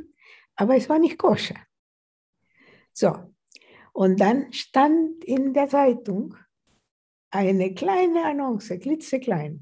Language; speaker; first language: German; non-native, fluent; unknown